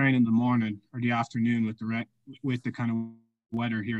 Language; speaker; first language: English; native; English